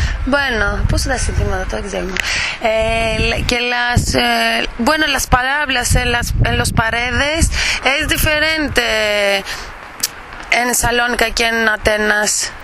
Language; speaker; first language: Spanish; non-native, fluent; Greek